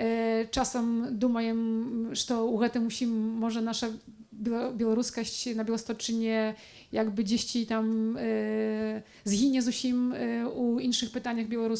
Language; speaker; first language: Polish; non-native, local second language; Belarusian